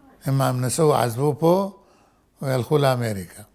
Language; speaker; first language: Hebrew; non-native, fluent; Arabic